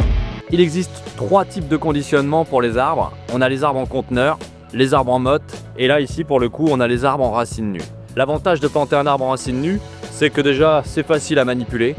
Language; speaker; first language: French; native; French